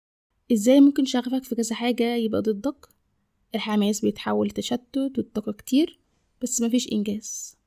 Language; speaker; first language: Arabic; native; Arabic